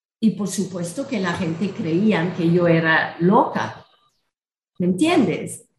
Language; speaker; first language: Spanish; non-native, fluent; French